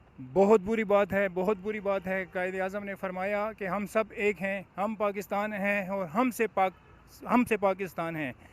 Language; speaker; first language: Urdu; non-native, local second language; Northern Hindko